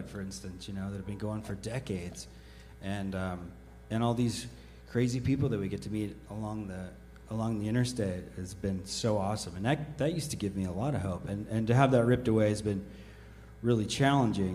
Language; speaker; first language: English; native; English